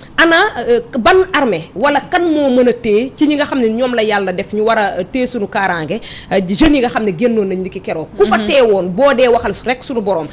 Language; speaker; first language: Wolof; native; Wolof